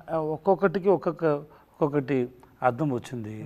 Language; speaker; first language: Telugu; non-native, learner; Tamil